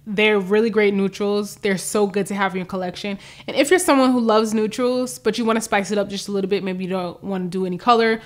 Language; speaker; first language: English; native; English